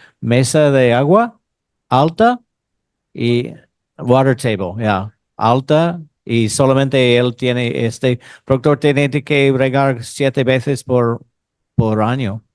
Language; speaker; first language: Spanish; non-native, fluent; English